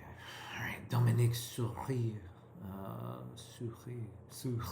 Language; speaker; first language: French; non-native, learner; English